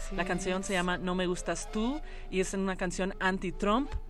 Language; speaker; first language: Spanish; early bilingual, heritage; Spanish